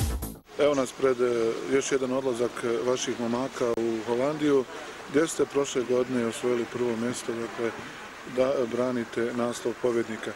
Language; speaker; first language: Bosnian; native; Bosnian